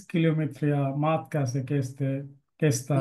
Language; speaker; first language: Finnish; non-native, learner; Bangla